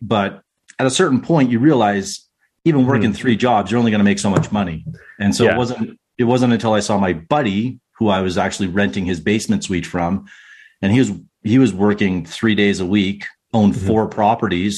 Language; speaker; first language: English; native; English